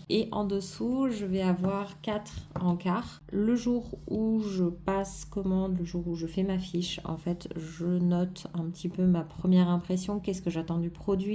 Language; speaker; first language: French; native; French